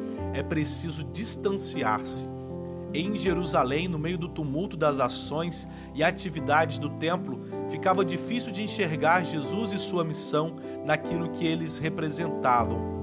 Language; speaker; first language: Portuguese; native; Portuguese